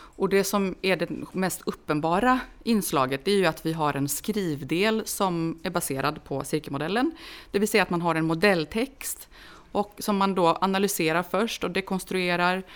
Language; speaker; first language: Swedish; native; Swedish